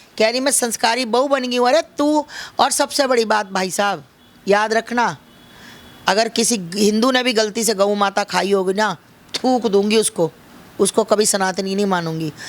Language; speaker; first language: Hindi; native; Hindi